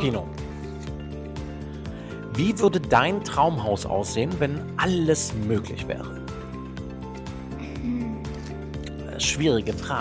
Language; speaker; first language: German; native; German